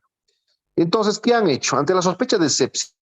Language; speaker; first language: Spanish; native; Spanish